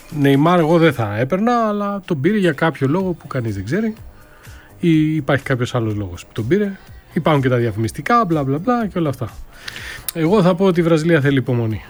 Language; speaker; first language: Greek; native; Greek